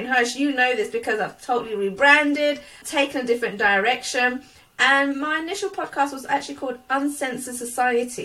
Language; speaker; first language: English; native; English